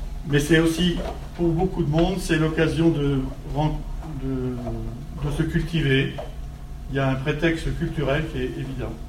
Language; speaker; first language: French; native; French